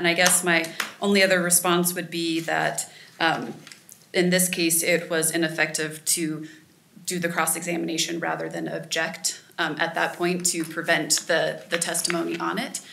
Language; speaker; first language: English; native; English